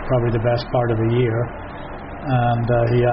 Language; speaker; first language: English; native; English